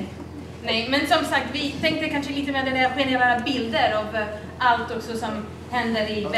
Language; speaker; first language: Swedish; non-native, fluent; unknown